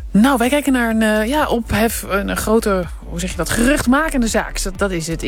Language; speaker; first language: Dutch; native; Dutch